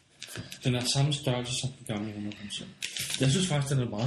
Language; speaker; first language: Danish; native; Danish